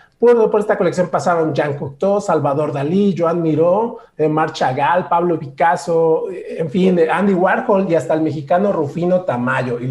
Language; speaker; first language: Spanish; native; Spanish